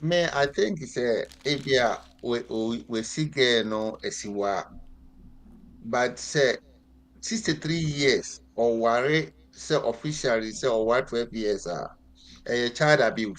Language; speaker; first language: English; non-native, local second language; Akan